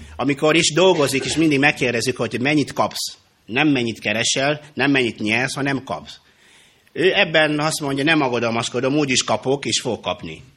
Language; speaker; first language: Hungarian; non-native, fluent; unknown